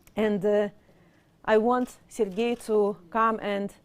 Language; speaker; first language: English; non-native, fluent; Russian